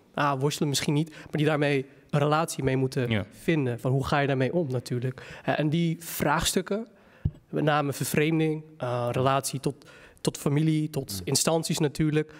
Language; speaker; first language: Dutch; early bilingual, other home language; Somali